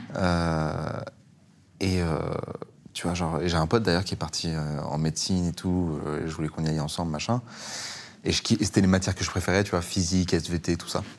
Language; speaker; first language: French; early bilingual, other home language; Persian